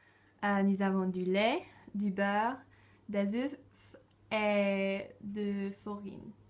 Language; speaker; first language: French; non-native, learner; English